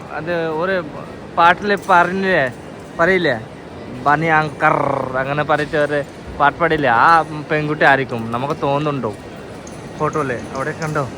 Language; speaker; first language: Malayalam; non-native, learner; Bangla